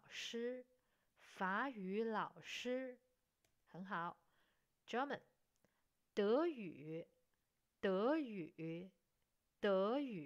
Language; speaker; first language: Chinese; non-native, fluent; English